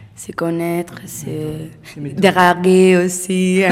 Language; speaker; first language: French; non-native, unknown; Spanish